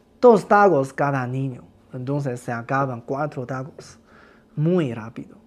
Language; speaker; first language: Spanish; non-native, learner; Chinese